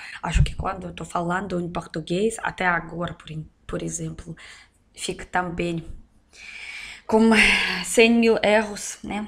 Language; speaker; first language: Portuguese; non-native, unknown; Russian